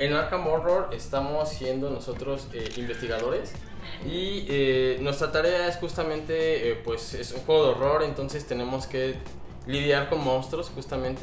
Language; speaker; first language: Spanish; native; Spanish